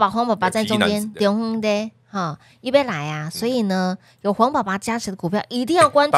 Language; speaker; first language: Chinese; native; Chinese